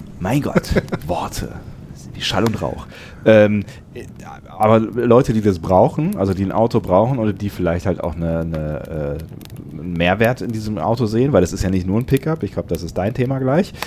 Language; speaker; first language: German; native; German